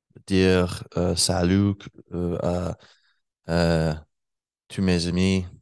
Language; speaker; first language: French; non-native, learner; English